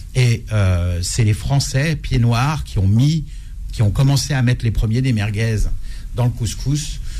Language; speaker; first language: French; native; French